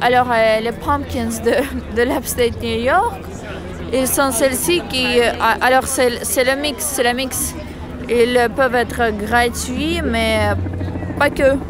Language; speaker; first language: French; non-native, fluent; Russian